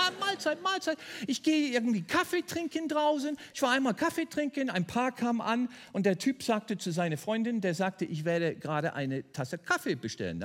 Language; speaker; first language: German; non-native, fluent; English